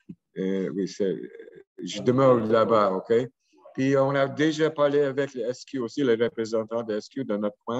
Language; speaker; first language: French; non-native, local second language; English